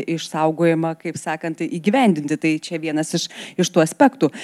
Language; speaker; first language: Lithuanian; native; Lithuanian